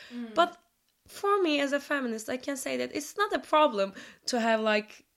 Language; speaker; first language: English; non-native, fluent; Turkish